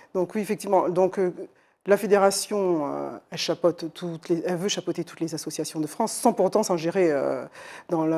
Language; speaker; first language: French; native; French